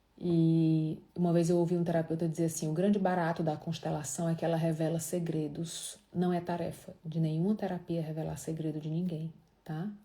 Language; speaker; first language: Portuguese; native; Portuguese